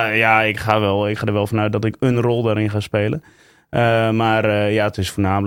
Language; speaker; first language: Dutch; native; Dutch